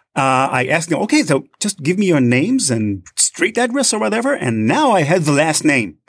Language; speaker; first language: English; non-native, fluent; Hebrew